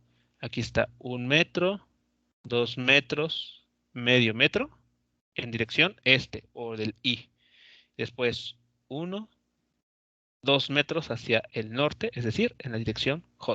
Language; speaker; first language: Spanish; native; Spanish